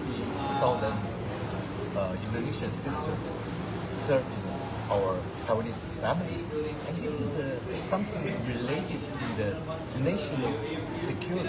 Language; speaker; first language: English; non-native, fluent; Chinese